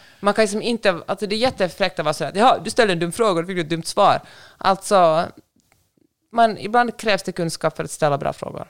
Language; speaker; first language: Swedish; native; Swedish